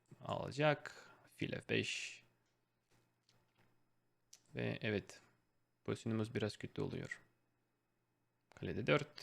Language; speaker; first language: Turkish; non-native, fluent; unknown